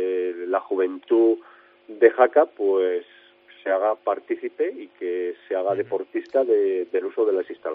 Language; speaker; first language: Spanish; native; Spanish